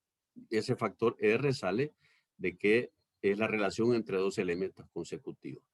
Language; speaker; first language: Spanish; native; Spanish